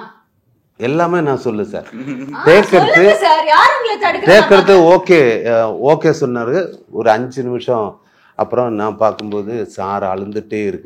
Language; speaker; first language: Tamil; non-native, learner; Malayalam